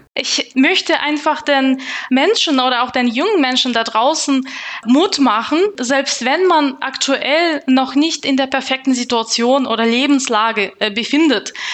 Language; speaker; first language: German; non-native, fluent; Russian